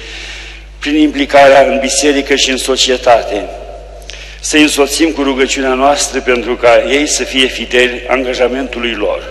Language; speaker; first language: Romanian; native; Romanian